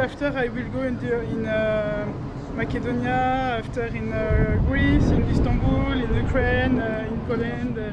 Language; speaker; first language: English; non-native, learner; French